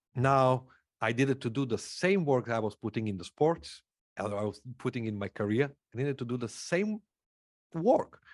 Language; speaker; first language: English; non-native, fluent; Macedonian